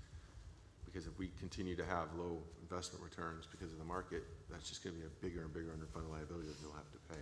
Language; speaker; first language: English; native; English